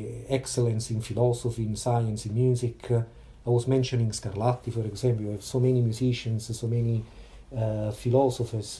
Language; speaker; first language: English; non-native, fluent; Italian